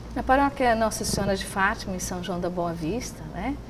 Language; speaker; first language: Portuguese; native; Portuguese